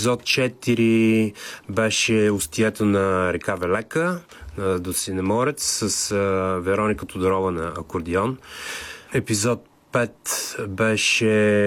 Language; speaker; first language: Bulgarian; native; Bulgarian